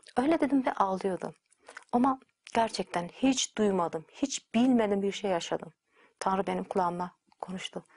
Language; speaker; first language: Turkish; native; Turkish